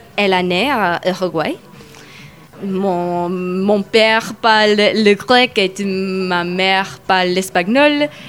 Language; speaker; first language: French; non-native, learner; English